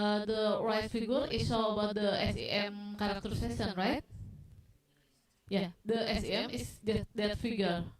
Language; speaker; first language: English; non-native, learner; Indonesian